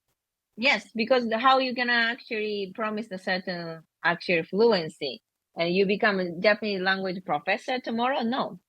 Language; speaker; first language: English; non-native, learner; Japanese